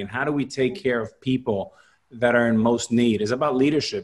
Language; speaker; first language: English; early bilingual, other home language; Spanish